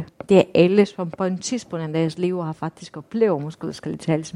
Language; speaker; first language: Danish; non-native, fluent; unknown